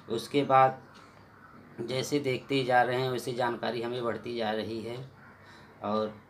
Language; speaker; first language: Hindi; native; Hindi